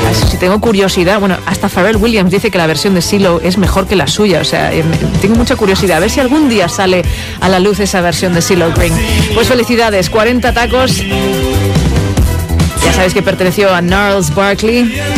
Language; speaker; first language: Spanish; native; Spanish